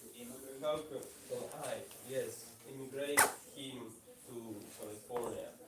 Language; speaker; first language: English; non-native, learner; Russian